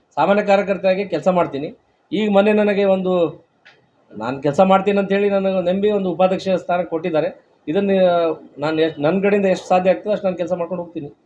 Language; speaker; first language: Kannada; non-native, local second language; Lambadi